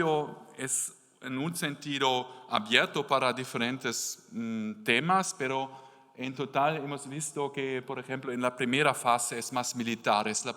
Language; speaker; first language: Spanish; non-native, learner; German